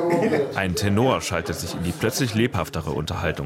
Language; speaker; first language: German; native; German